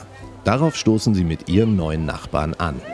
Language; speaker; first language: German; native; German